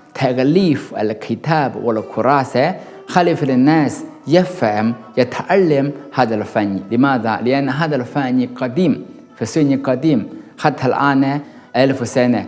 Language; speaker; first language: Arabic; non-native, learner; Chinese